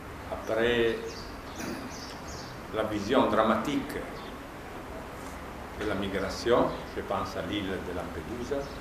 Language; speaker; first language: French; non-native, fluent; Italian